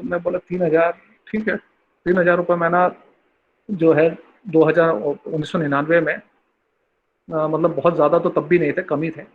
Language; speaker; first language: Hindi; non-native, local second language; Bangla